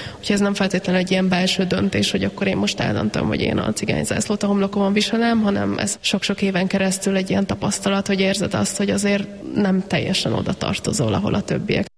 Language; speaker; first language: Hungarian; native; Hungarian